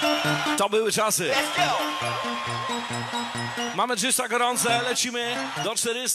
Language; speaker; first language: Polish; native; Polish